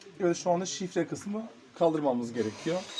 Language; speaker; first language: Turkish; native; Turkish